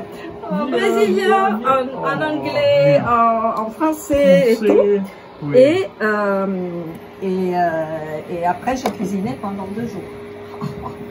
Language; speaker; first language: French; non-native, fluent; Italian